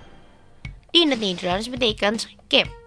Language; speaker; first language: Dutch; non-native, fluent; Indonesian